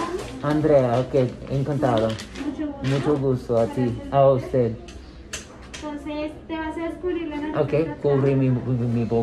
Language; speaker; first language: Spanish; non-native, learner; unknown